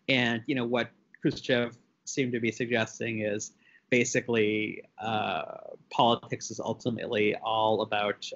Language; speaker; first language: English; native; English